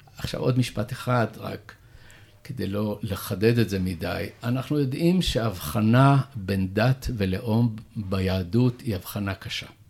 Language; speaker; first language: Hebrew; native; Hebrew